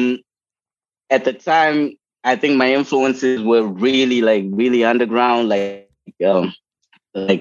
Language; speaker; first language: English; non-native, local second language; Shona